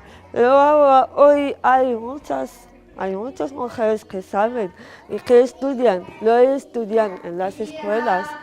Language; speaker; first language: Spanish; non-native, learner; Arabic